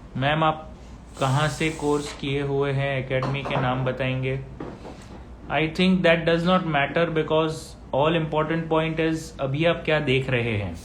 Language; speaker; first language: Hindi; native; Hindi